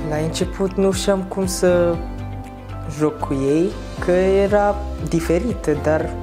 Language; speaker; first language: Romanian; non-native, learner; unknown